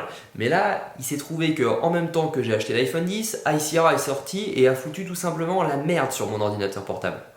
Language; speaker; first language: French; native; French